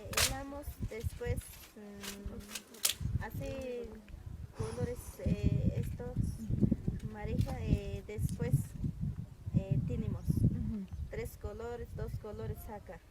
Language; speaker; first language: Spanish; non-native, local second language; Quechua